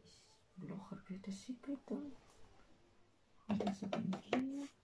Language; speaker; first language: Dutch; non-native, learner; Indonesian